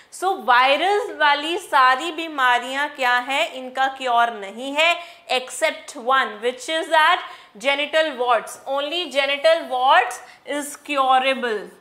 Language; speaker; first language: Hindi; non-native, local second language; Punjabi